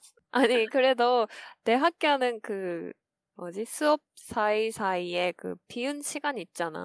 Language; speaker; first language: Korean; non-native, fluent; Japanese